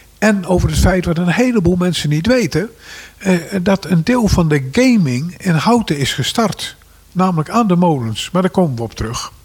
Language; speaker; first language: Dutch; native; Dutch